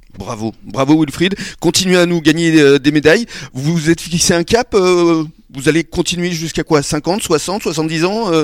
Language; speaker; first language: French; native; French